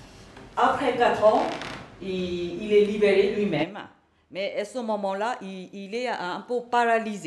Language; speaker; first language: French; non-native, learner; Burmese